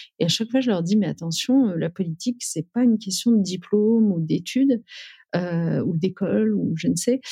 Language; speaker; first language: French; early bilingual, other home language; Riffian